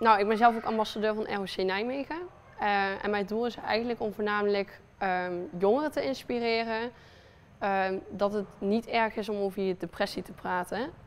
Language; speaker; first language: Dutch; early bilingual, other home language; Spanish